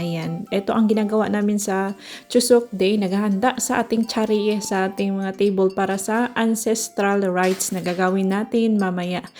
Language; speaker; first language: Filipino; non-native, local second language; Cebuano